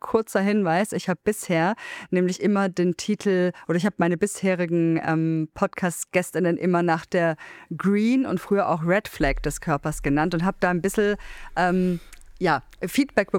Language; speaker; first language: German; native; German